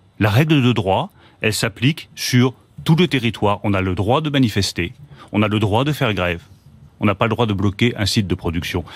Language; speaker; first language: French; native; French